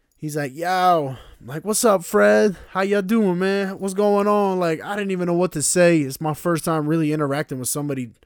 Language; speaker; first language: English; native; English